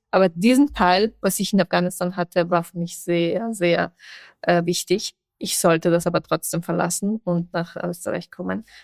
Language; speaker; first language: German; non-native, fluent; Persian